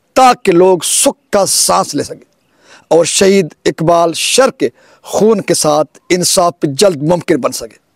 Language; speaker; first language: Urdu; non-native, local second language; Sindhi